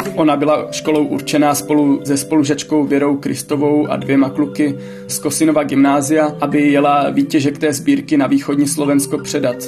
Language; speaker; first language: Czech; native; Czech